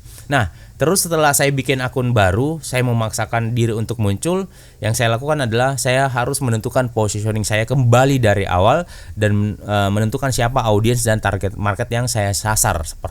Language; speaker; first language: Indonesian; native; Indonesian